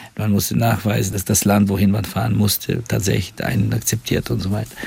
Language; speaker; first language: German; non-native, fluent; Bulgarian